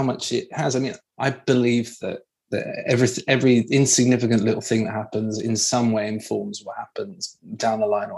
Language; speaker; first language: English; native; English